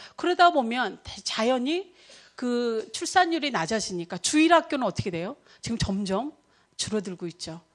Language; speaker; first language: Korean; native; Korean